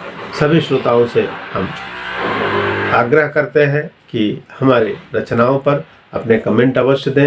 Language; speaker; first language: Hindi; native; Hindi